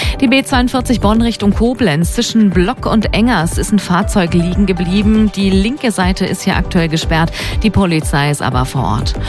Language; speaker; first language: German; native; German